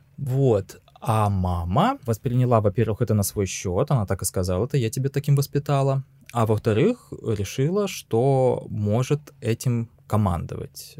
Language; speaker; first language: Russian; native; Russian